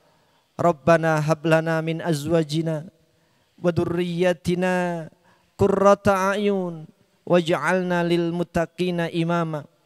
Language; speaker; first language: Indonesian; native; Indonesian